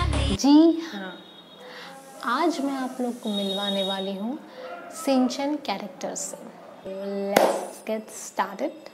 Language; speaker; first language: Hindi; native; Hindi